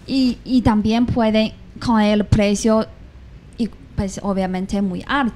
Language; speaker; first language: Spanish; non-native, fluent; Chinese